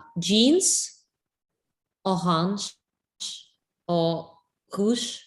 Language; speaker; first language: French; non-native, learner; English